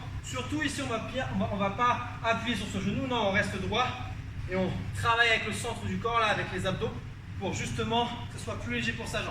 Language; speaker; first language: French; native; French